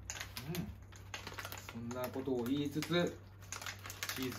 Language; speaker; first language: Japanese; native; Japanese